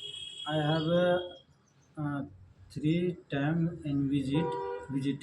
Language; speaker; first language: English; non-native, learner; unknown